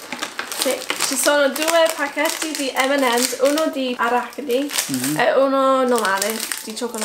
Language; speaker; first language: Italian; non-native, fluent; English